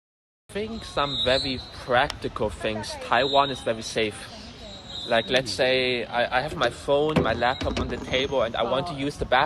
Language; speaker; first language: English; non-native, fluent; German